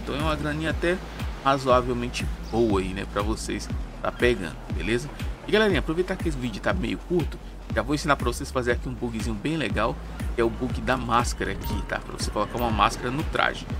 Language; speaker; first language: Portuguese; native; Portuguese